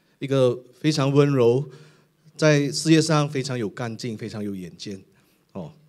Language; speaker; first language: Chinese; native; Chinese